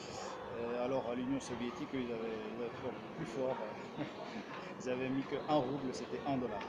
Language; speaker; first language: French; native; French